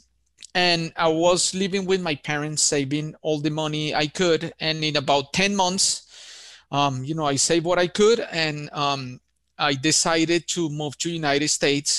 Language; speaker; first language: English; non-native, fluent; Spanish